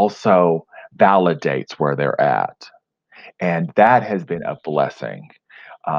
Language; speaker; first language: English; native; English